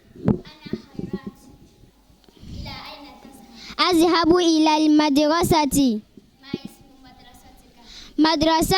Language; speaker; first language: Arabic; non-native, learner; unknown